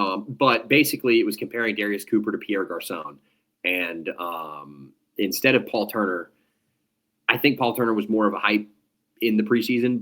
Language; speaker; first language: English; native; English